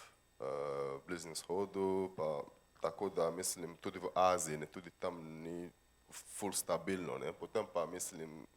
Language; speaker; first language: Slovenian; non-native, fluent; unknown